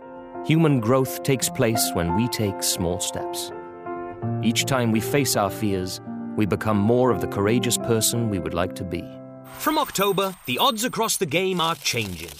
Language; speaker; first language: English; native; English